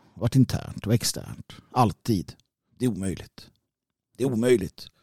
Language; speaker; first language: Swedish; native; Swedish